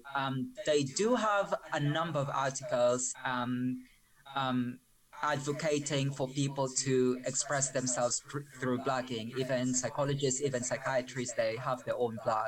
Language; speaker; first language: English; non-native, local second language; Filipino